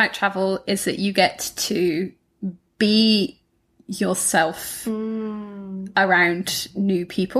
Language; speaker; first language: English; native; English